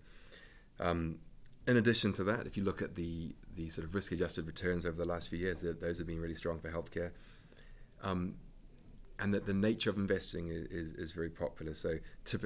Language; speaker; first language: English; native; English